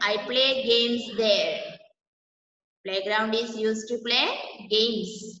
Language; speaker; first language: English; non-native, local second language; Malayalam